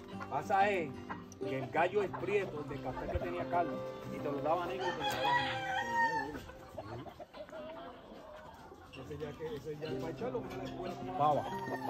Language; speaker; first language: Spanish; early bilingual, heritage; Spanish